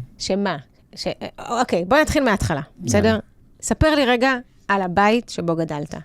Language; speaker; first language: Hebrew; early bilingual, other home language; Russian